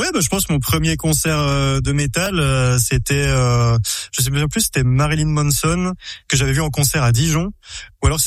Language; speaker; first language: French; native; French